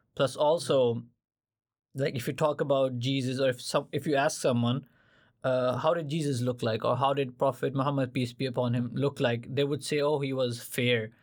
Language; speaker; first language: English; non-native, fluent; Urdu